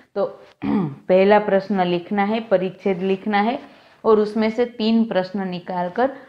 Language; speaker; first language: Hindi; non-native, local second language; Gujarati